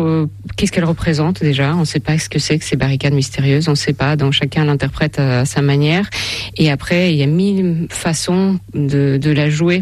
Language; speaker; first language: French; non-native, fluent; Russian